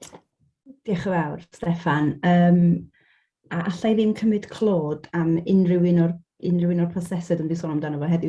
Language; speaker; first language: Welsh; native; Welsh